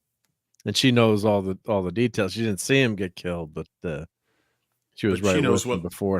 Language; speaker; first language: English; native; English